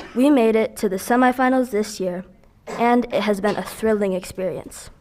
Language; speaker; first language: English; early bilingual, other home language; Filipino